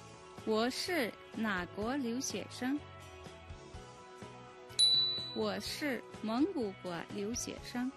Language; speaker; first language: Chinese; non-native, fluent; Mongolian